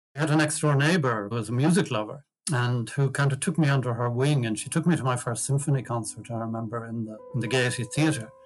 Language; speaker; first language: English; native; English